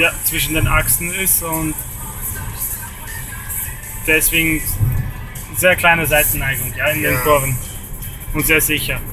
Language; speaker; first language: German; native; German